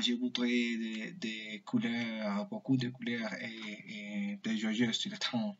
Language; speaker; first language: French; non-native, learner; Spanish